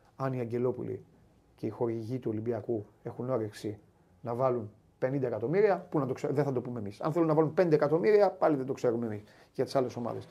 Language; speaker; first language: Greek; native; Greek